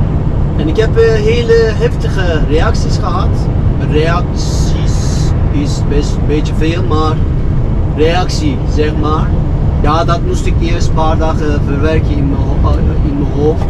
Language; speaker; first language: Dutch; non-native, fluent; Turkish